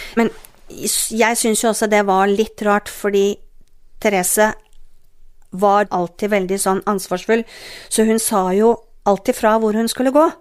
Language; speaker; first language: Norwegian; native; Norwegian